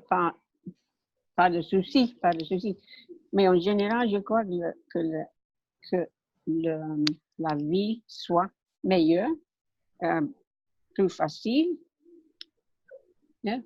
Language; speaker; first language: French; non-native, learner; English